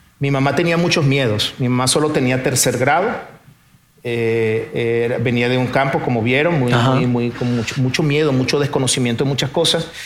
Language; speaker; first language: Spanish; early bilingual, other home language; Portuguese